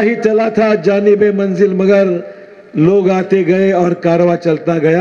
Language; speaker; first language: Hindi; non-native, local second language; Marathi